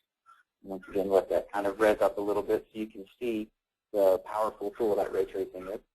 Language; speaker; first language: English; native; English